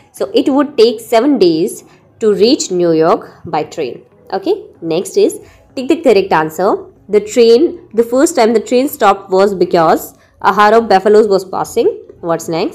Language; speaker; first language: English; non-native, local second language; Hindi